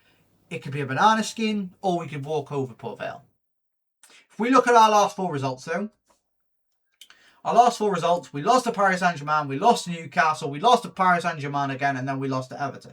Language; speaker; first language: English; native; English